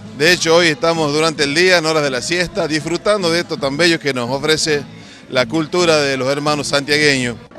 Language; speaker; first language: Spanish; native; Spanish